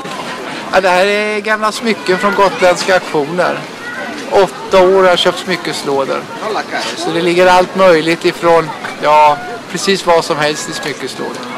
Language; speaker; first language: Swedish; native; Swedish